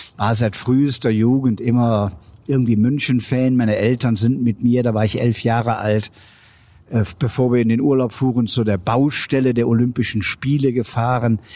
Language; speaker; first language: German; native; German